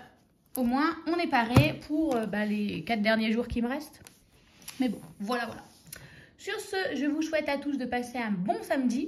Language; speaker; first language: French; native; French